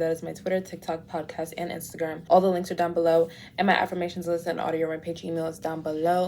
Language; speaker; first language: English; native; English